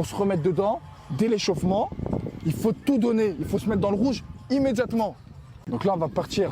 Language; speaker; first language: French; native; French